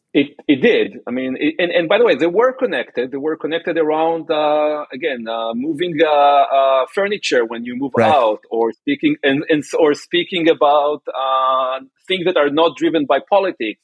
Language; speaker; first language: English; non-native, fluent; Hebrew